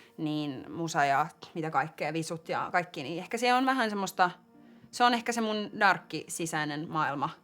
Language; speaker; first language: Finnish; native; Finnish